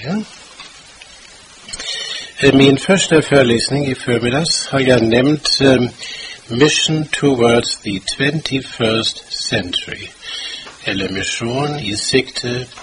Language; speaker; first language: Swedish; non-native, fluent; German